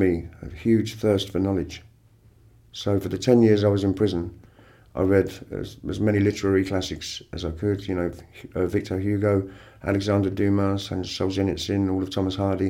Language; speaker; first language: English; native; English